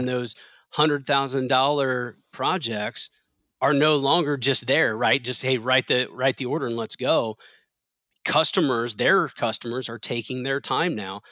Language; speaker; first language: English; native; English